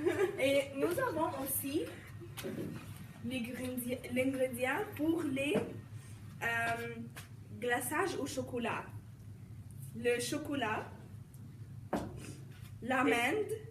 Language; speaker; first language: French; non-native, learner; English